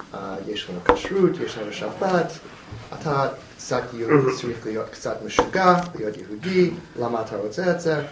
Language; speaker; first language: Hebrew; non-native, fluent; English